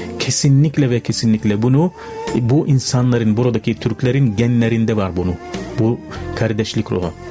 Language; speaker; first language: Turkish; non-native, fluent; Arabic